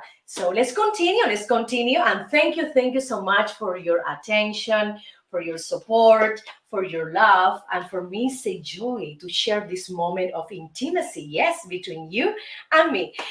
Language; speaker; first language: English; non-native, fluent; Spanish